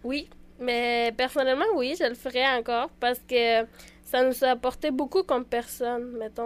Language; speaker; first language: French; early bilingual, other home language; Spanish